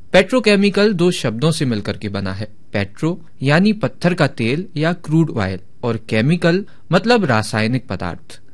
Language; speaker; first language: Hindi; native; Hindi